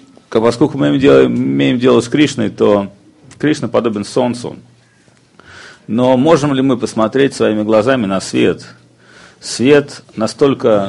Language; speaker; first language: Russian; native; Russian